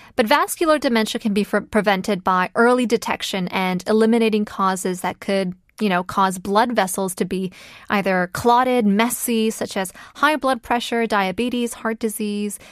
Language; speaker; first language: English; early bilingual, other home language; Korean